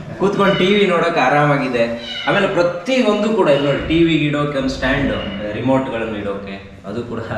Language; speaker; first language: Kannada; native; Kannada